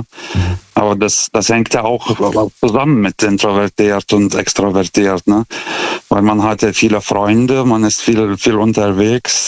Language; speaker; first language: German; non-native, fluent; Lithuanian